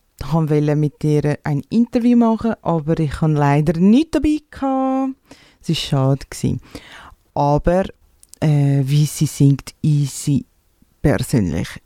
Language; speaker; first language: German; non-native, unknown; Portuguese